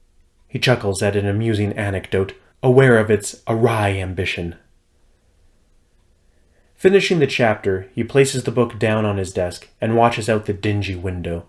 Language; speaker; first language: English; native; English